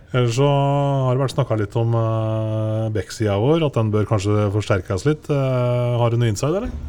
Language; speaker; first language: Norwegian; native; Norwegian